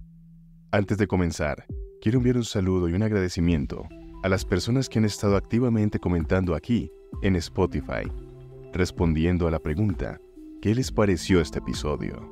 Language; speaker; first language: Spanish; native; Spanish